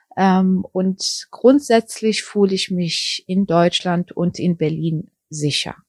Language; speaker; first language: German; early bilingual, heritage; German